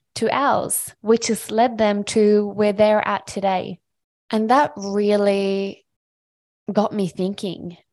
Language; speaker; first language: English; non-native, fluent; Swedish